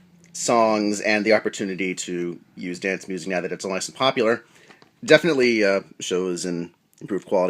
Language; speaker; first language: English; native; English